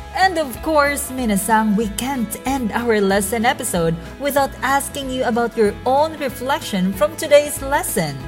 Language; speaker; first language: English; non-native, local second language; Cebuano